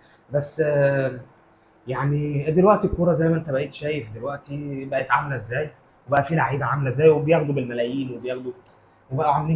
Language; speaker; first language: Arabic; native; Arabic